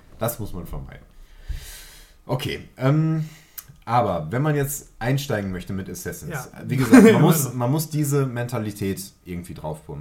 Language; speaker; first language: German; native; German